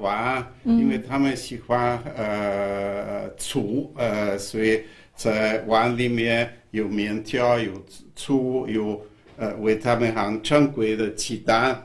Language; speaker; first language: Chinese; non-native, fluent; German